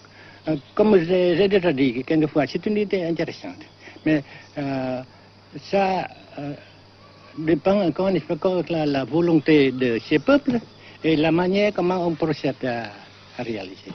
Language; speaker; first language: French; non-native, local second language; Vietnamese